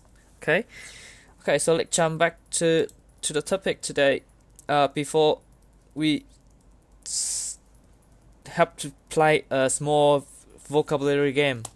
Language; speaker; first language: English; non-native, learner; Vietnamese